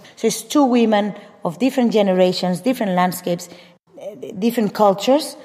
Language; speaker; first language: English; non-native, fluent; Spanish